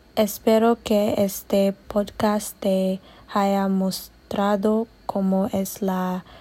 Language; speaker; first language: Spanish; non-native, learner; Amharic